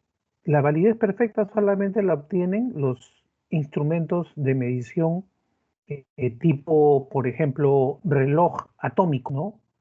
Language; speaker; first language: Spanish; native; Spanish